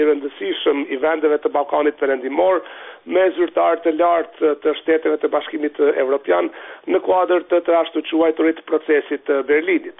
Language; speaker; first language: Albanian; native; Albanian